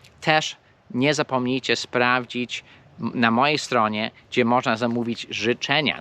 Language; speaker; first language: Polish; non-native, fluent; English